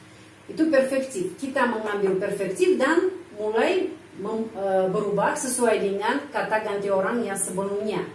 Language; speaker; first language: Indonesian; non-native, fluent; Russian